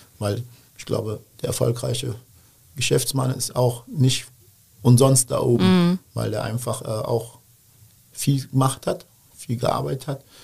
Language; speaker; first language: German; early bilingual, other home language; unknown